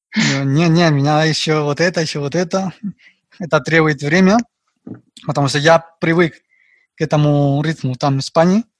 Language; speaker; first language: Russian; non-native, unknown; Spanish